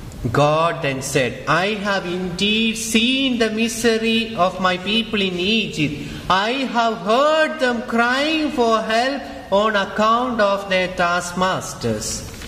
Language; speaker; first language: English; non-native, local second language; Malayalam